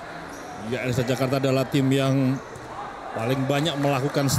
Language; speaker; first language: Indonesian; native; Indonesian